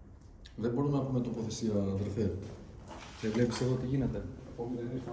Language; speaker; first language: Greek; early bilingual, other home language; Albanian